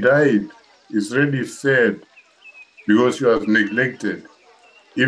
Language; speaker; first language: English; non-native, local second language; Shona